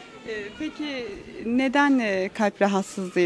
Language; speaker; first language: Turkish; native; Turkish